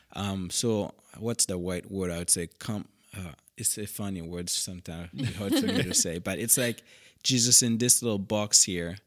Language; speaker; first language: English; non-native, fluent; Haitian Creole